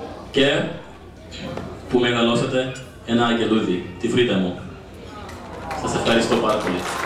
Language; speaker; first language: Greek; early bilingual, other home language; English